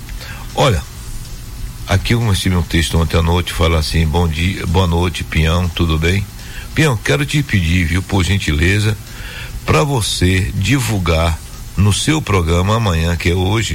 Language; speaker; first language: Portuguese; native; Portuguese